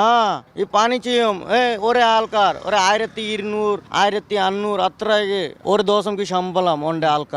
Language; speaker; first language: Malayalam; non-native, learner; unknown